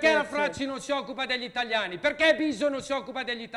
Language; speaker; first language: Italian; native; Italian